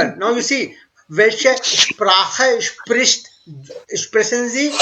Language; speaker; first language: German; non-native, learner; Hindi